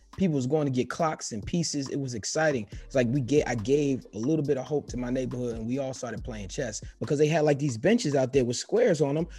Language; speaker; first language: English; native; English